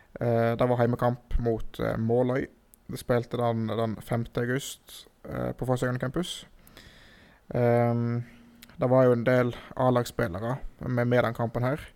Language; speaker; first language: Norwegian; native; Norwegian